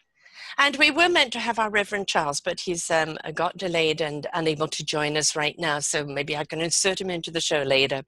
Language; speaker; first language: English; native; English